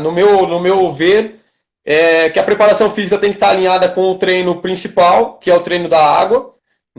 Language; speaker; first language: Portuguese; native; Portuguese